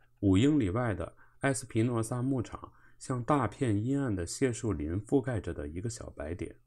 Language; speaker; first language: Chinese; native; Chinese